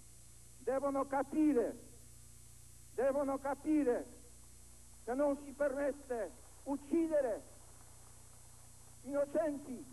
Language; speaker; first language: Italian; non-native, fluent; Polish